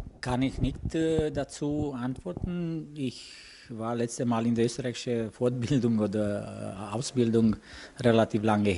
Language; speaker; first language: German; non-native, fluent; Romanian